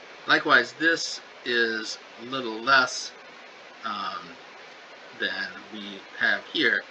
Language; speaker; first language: English; native; English